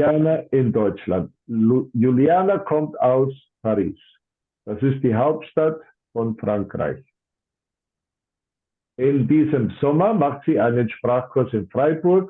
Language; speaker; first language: German; non-native, fluent; English